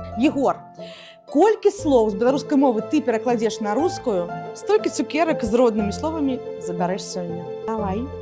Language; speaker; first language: Belarusian; non-native, local second language; Russian